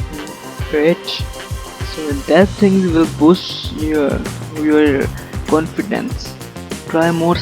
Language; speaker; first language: English; non-native, local second language; Punjabi